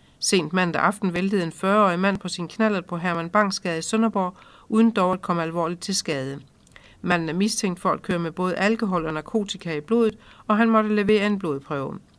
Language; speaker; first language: Danish; native; Danish